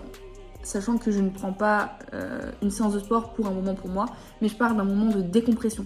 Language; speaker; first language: French; native; French